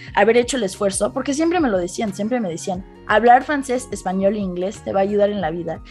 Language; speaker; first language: Spanish; early bilingual, heritage; Spanish